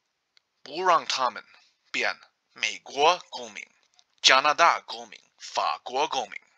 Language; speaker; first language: Chinese; non-native, learner; English